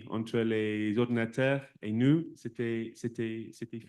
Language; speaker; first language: French; non-native, fluent; English